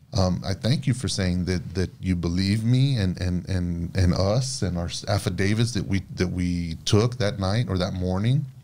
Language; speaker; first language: English; early bilingual, other home language; Spanish